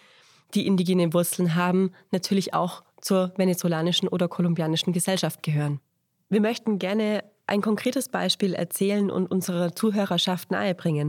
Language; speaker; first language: German; native; German